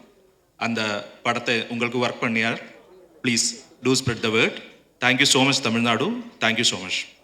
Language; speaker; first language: Tamil; non-native, learner; Malayalam